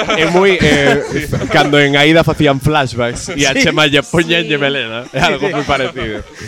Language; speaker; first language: Galician; non-native, local second language; Spanish